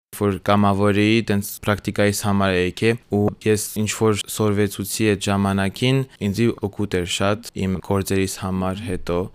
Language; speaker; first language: Armenian; early bilingual, heritage; Armenian